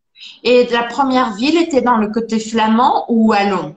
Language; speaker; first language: French; non-native, fluent; Portuguese